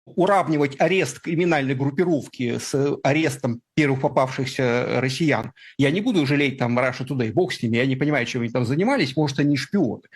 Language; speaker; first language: Russian; native; Russian